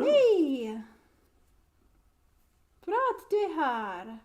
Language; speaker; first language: Swedish; non-native, learner; English